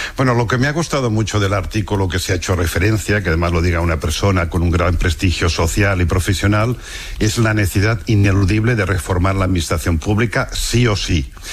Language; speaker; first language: Spanish; non-native, local second language; Catalan